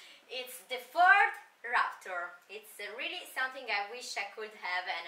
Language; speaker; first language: English; non-native, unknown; Italian